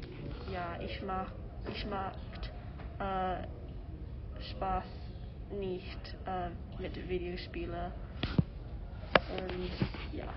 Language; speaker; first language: German; non-native, learner; English